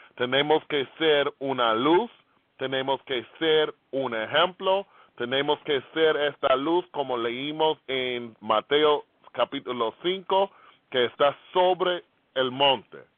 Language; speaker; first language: Spanish; non-native, fluent; English